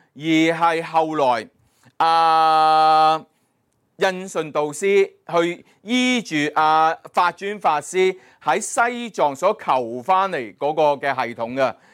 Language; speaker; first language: Cantonese; native; Cantonese